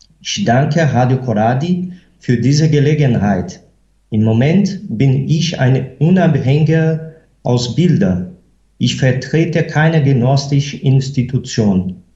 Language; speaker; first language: German; non-native, fluent; Portuguese